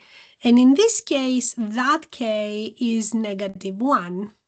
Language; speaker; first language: English; non-native, fluent; Greek